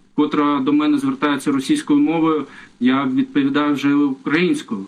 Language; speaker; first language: Ukrainian; non-native, local second language; Russian